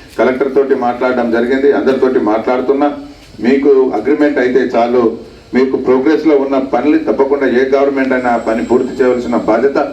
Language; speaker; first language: Telugu; non-native, local second language; Lambadi